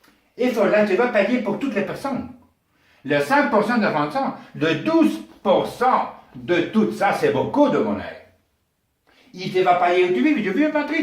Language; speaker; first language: French; non-native, learner; Spanish